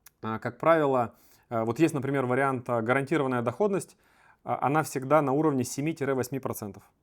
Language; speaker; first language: Russian; native; Russian